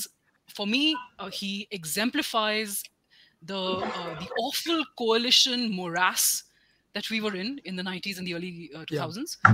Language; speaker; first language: English; non-native, local second language; Hindi